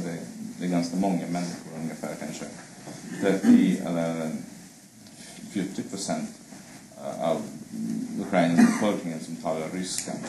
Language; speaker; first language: Swedish; non-native, fluent; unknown